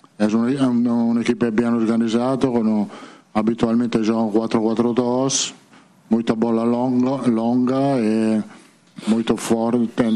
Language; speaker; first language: Portuguese; non-native, fluent; Italian